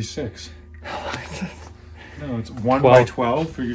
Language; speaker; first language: English; native; English